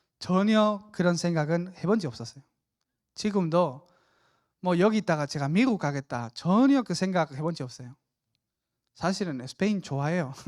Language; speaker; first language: Korean; non-native, fluent; Spanish